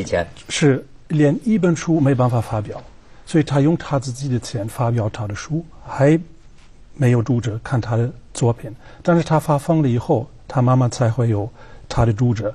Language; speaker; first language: Chinese; non-native, fluent; German